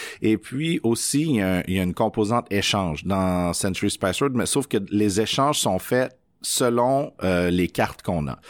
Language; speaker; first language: French; native; French